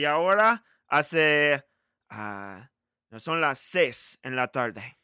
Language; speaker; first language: Spanish; non-native, learner; English